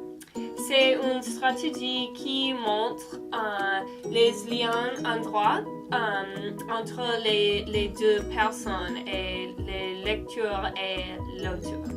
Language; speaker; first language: French; non-native, learner; English